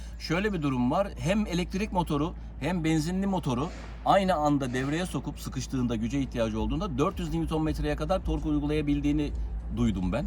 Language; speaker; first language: Turkish; early bilingual, heritage; Turkish